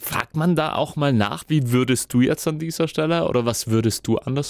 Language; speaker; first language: German; native; German